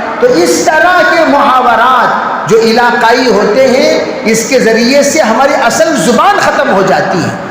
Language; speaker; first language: Urdu; native; Urdu